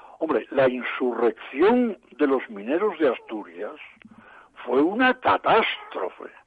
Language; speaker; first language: Spanish; native; Spanish